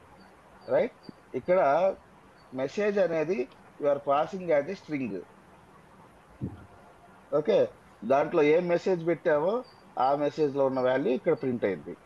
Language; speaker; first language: Telugu; native; Telugu